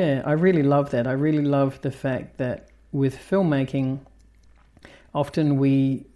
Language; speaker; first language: English; native; English